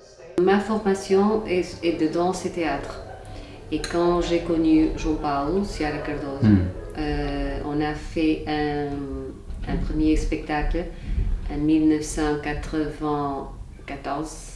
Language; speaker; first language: French; non-native, fluent; Portuguese